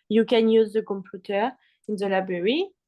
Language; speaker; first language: English; non-native, fluent; French